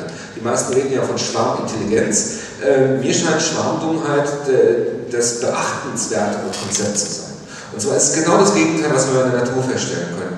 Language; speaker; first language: German; native; German